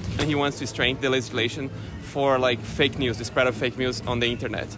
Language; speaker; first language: English; non-native, fluent; Portuguese